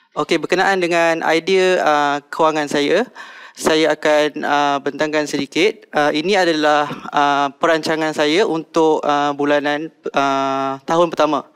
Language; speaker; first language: Malay; native; Malay